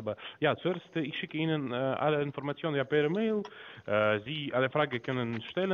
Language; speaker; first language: German; non-native, learner; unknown